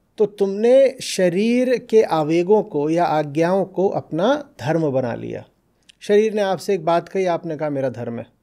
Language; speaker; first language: Hindi; native; Hindi